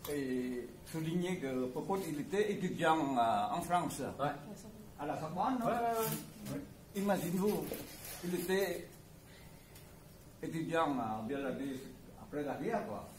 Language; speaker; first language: French; non-native, learner; Khmer